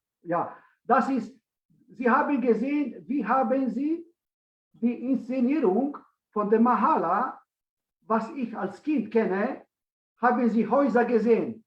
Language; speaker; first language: German; non-native, fluent; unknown